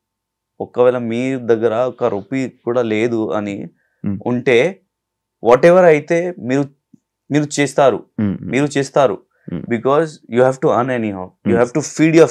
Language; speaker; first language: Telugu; non-native, local second language; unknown